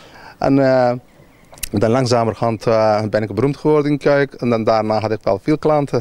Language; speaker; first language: Dutch; non-native, learner; Turkish